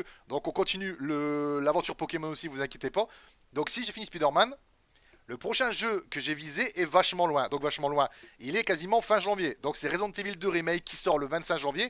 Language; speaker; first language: French; native; French